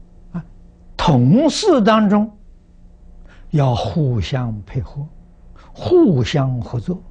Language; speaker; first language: Chinese; native; Chinese